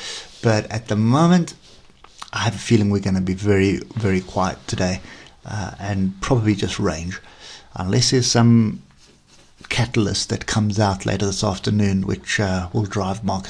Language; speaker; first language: English; native; English